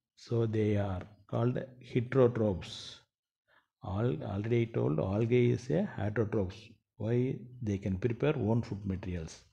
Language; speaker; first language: English; non-native, local second language; Tamil